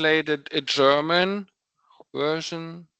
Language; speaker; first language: English; non-native, fluent; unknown